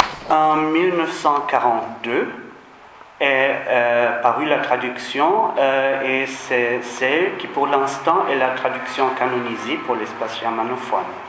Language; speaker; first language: French; non-native, fluent; German